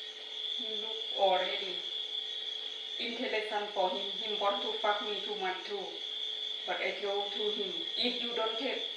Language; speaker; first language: English; non-native, learner; Thai